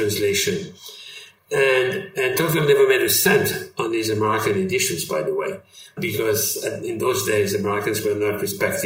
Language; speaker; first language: English; non-native, fluent; French